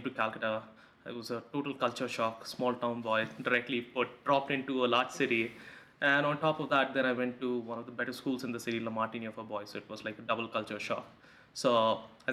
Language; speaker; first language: English; non-native, local second language; Hindi